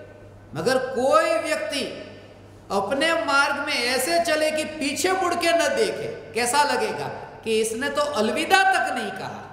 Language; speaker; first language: Hindi; non-native, local second language; Gujarati